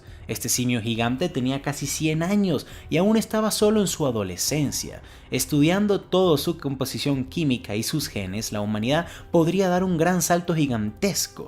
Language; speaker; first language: Spanish; native; Spanish